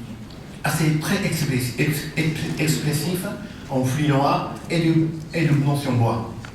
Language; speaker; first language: French; non-native, fluent; Japanese